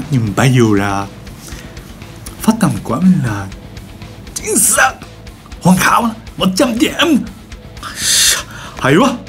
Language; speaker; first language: Vietnamese; non-native, learner; Japanese